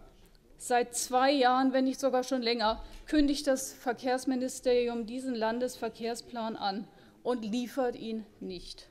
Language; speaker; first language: German; native; German